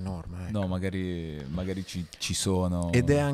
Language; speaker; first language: Italian; native; Italian